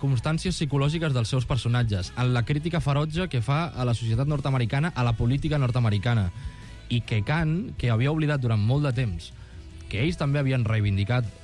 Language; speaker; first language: Catalan; native; Catalan